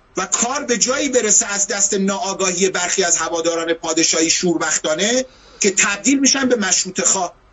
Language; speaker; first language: Persian; non-native, local second language; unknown